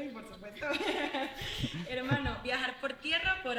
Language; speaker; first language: Spanish; native; Spanish